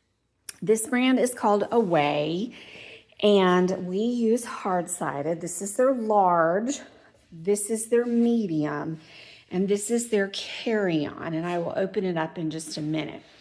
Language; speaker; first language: English; native; English